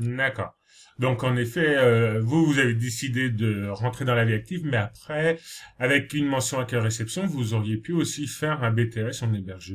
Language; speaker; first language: French; native; French